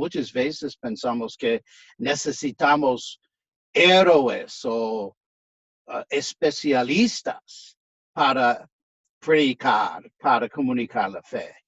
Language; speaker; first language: Spanish; non-native, fluent; English